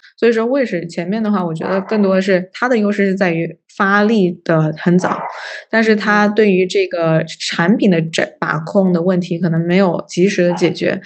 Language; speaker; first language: Chinese; native; Chinese